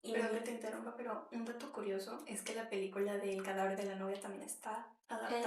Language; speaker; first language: Spanish; native; Spanish